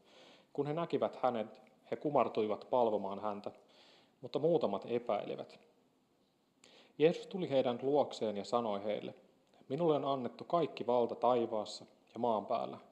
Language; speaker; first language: Finnish; native; Finnish